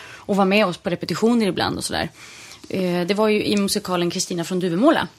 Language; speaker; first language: Swedish; native; Swedish